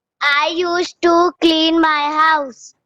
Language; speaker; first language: English; non-native, learner; Hindi